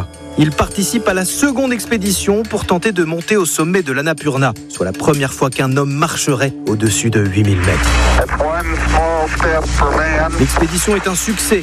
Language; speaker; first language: French; native; French